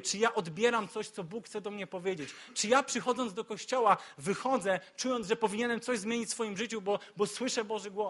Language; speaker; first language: Polish; native; Polish